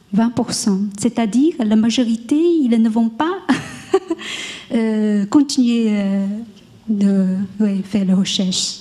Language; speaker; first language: French; non-native, learner; Chinese